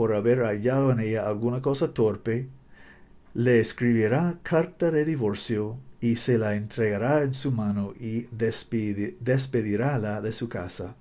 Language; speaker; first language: Spanish; non-native, learner; English